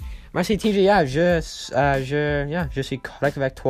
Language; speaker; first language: French; non-native, learner; English